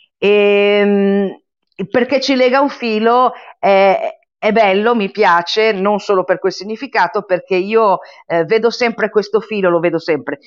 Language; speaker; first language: Italian; native; Italian